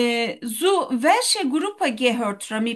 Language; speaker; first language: German; non-native, learner; Turkish